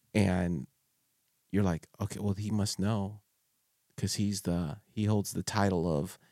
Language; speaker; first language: English; early bilingual, other home language; Filipino